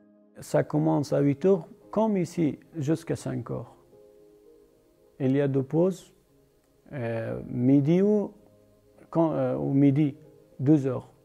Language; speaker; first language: French; non-native, learner; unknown